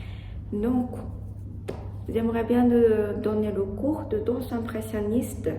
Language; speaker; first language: French; non-native, learner; Japanese